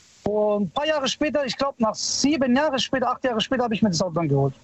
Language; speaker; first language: German; early bilingual, other home language; Italian